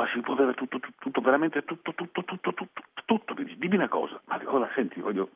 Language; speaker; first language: Italian; early bilingual, other home language; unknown